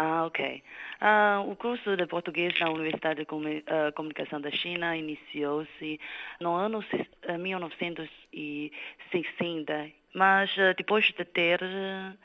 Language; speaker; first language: Portuguese; non-native, fluent; Chinese